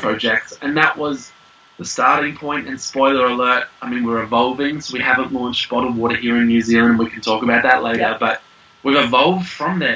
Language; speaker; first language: English; native; English